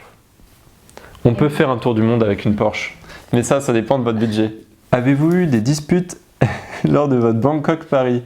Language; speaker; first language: French; native; French